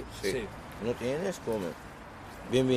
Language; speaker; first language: Spanish; non-native, learner; Arabic